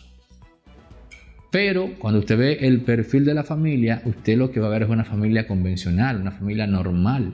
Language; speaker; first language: Spanish; native; Spanish